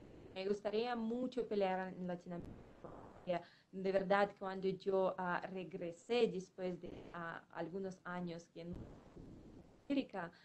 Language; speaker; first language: Spanish; non-native, fluent; Russian